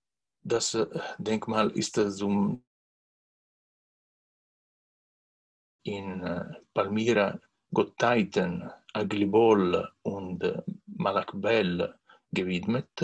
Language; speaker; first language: German; non-native, learner; Italian